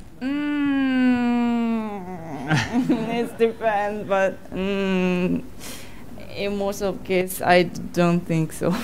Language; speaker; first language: English; non-native, learner; Japanese